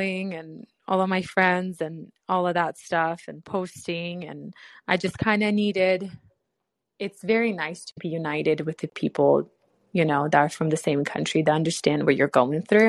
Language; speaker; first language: English; non-native, fluent; Ukrainian